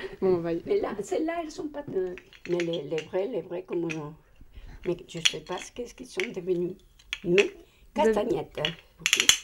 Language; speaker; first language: French; non-native, fluent; Spanish